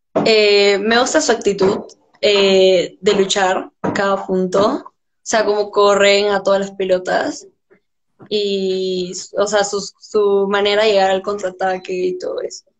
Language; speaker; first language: Spanish; native; Spanish